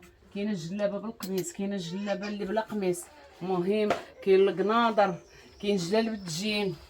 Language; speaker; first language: Arabic; native; Arabic